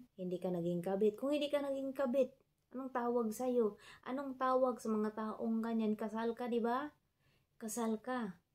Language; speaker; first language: Filipino; non-native, local second language; Cebuano